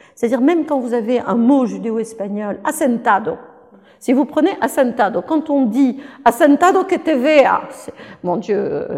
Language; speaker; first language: French; native; French